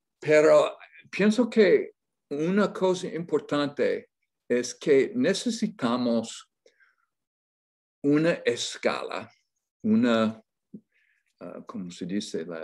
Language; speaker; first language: Spanish; non-native, learner; English